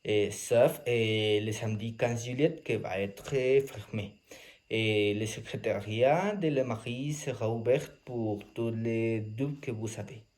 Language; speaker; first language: French; non-native, learner; Spanish